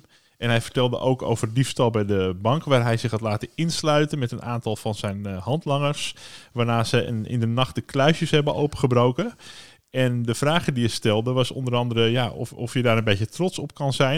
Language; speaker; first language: Dutch; native; Dutch